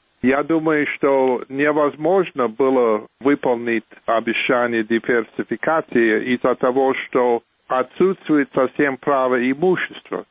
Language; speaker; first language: Russian; non-native, fluent; English